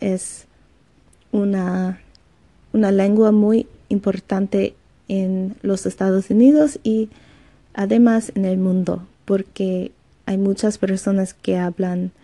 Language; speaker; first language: Spanish; non-native, learner; English